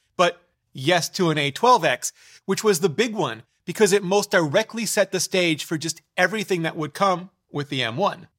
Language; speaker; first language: English; native; English